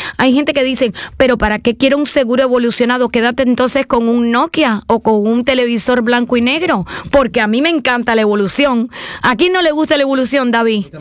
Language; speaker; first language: Spanish; native; Spanish